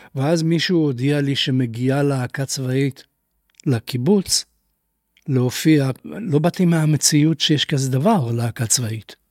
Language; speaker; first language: Hebrew; non-native, fluent; Polish